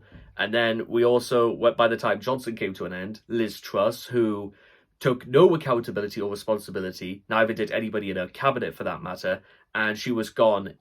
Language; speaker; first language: English; native; English